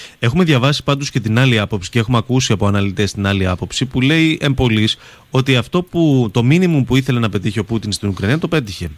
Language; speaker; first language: Greek; native; Greek